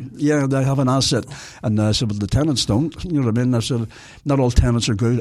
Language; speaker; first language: English; native; English